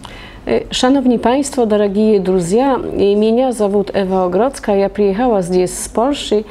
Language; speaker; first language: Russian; non-native, learner; Polish